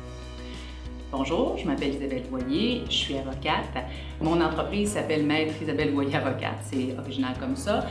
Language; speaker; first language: French; native; French